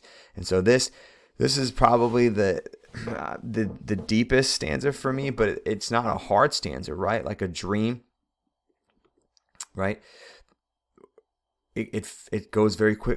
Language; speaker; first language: English; native; English